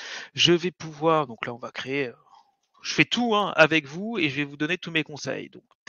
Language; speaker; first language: French; native; French